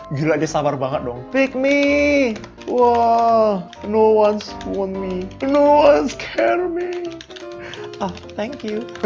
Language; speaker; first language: English; non-native, learner; Indonesian